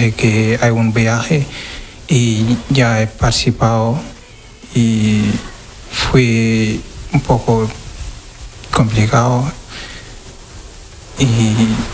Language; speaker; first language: Spanish; non-native, learner; Wolof